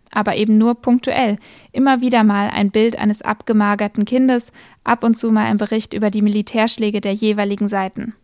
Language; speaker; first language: German; native; German